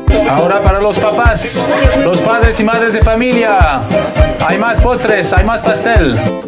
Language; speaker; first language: Spanish; non-native, fluent; English